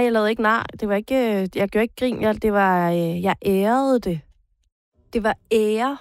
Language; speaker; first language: Swedish; non-native, learner; Danish